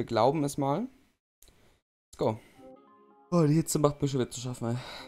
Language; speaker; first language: German; native; German